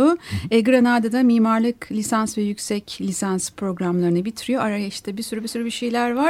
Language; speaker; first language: Turkish; native; Turkish